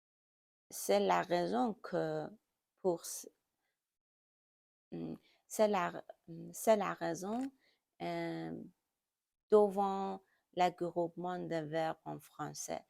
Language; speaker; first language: French; non-native, learner; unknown